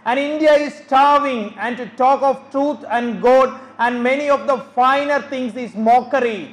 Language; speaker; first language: English; non-native, local second language; Malayalam